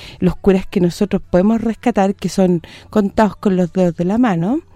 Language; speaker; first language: Spanish; native; Spanish